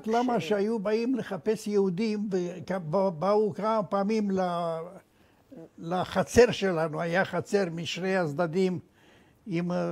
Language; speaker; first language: Hebrew; non-native, fluent; Romanian